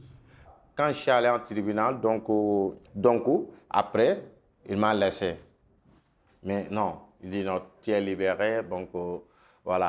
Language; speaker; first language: French; non-native, learner; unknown